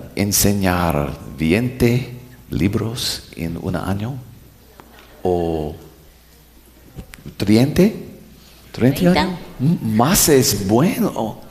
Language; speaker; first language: Spanish; non-native, learner; English